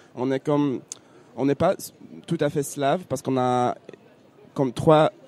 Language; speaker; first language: French; non-native, fluent; Polish